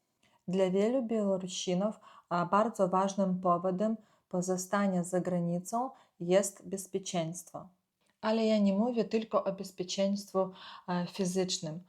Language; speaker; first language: Polish; non-native, fluent; Ukrainian